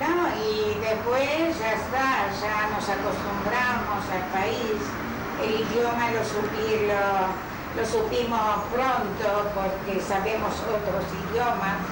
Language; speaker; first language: Spanish; non-native, fluent; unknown